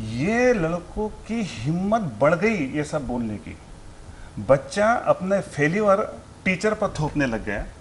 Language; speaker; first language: Hindi; native; Hindi